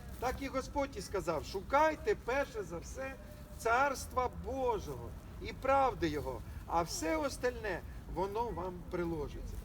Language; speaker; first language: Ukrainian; non-native, local second language; Russian